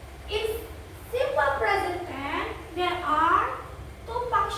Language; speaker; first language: English; non-native, learner; Indonesian